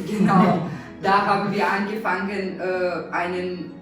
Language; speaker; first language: German; non-native, fluent; Serbian